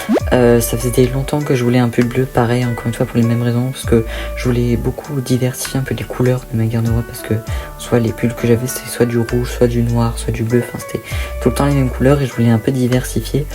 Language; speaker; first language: French; native; French